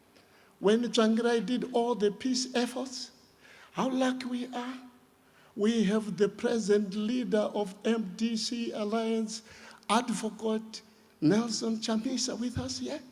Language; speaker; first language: English; non-native, local second language; Shona